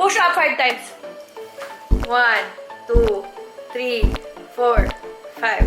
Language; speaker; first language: English; non-native, local second language; Cebuano